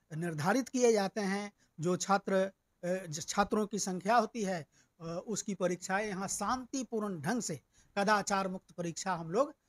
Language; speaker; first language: Hindi; native; Hindi